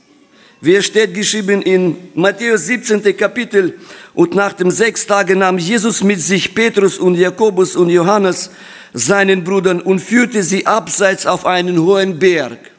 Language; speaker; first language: German; non-native, fluent; Russian